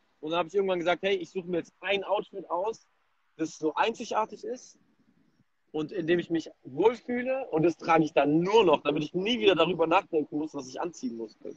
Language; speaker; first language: German; early bilingual, other home language; Polish